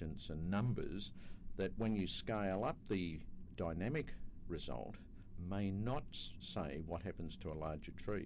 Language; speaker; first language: English; native; English